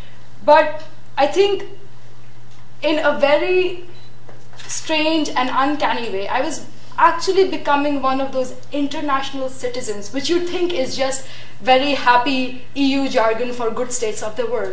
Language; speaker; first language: English; non-native, local second language; Urdu